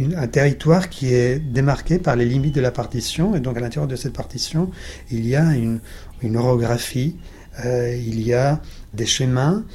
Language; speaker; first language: French; non-native, fluent; Spanish